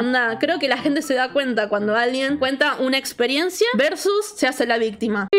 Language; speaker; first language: Spanish; native; Spanish